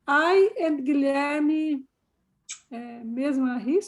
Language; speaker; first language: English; non-native, learner; Portuguese